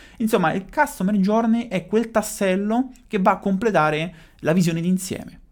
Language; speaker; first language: Italian; native; Italian